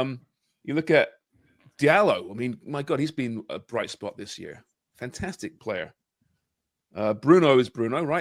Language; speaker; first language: English; native; English